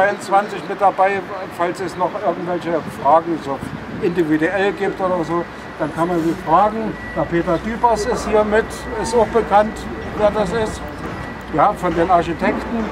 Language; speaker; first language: German; native; German